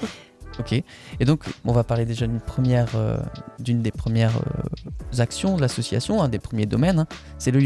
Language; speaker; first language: French; native; French